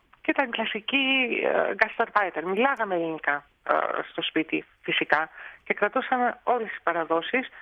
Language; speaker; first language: Greek; early bilingual, heritage; Greek